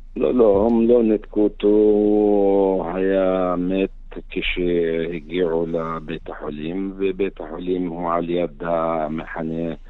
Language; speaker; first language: Hebrew; non-native, fluent; Arabic